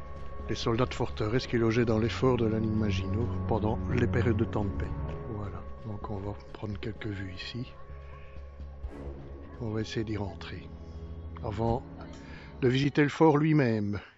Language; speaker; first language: French; native; French